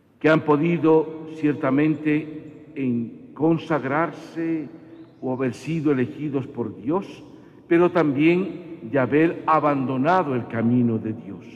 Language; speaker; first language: Spanish; native; Spanish